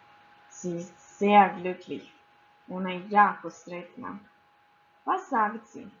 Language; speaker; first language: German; non-native, fluent; Croatian